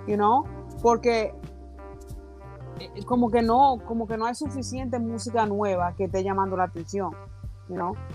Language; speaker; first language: Spanish; early bilingual, heritage; Spanish